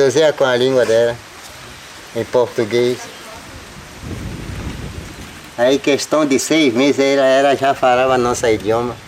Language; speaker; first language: Portuguese; non-native, local second language; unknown